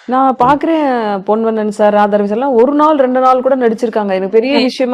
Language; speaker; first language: Tamil; native; Tamil